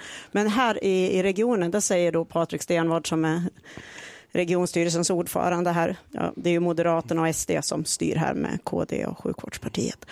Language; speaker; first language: Swedish; native; Swedish